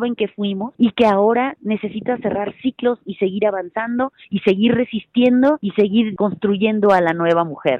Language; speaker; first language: Spanish; native; Spanish